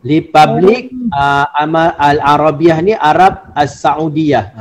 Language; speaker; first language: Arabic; non-native, fluent; Malay